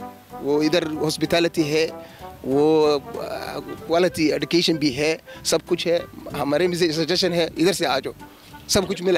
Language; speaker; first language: Hindi; non-native, learner; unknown